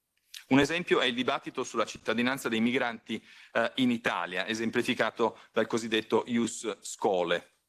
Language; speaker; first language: Italian; native; Italian